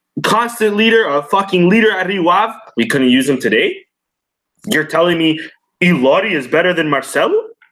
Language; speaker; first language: English; early bilingual, other home language; Portuguese